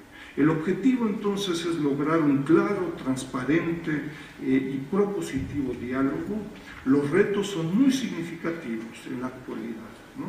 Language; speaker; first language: Spanish; native; Spanish